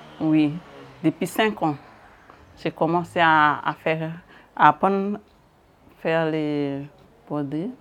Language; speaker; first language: French; non-native, learner; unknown